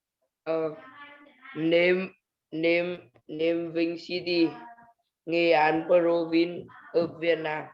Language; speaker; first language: English; non-native, learner; Vietnamese